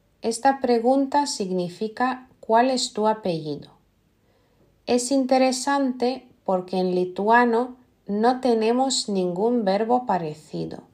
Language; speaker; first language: Spanish; non-native, fluent; Lithuanian